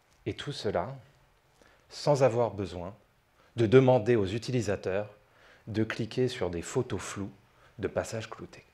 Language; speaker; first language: French; native; French